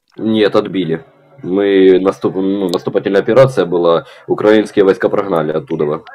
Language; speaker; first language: Russian; native; Russian